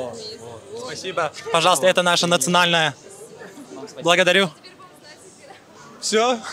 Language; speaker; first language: Russian; non-native, local second language; Turkmen